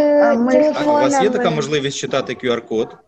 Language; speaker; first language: Ukrainian; native; Ukrainian